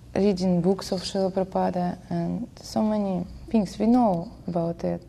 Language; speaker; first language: English; non-native, learner; Russian